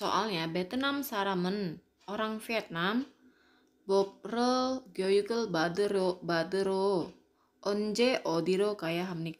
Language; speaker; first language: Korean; non-native, fluent; Indonesian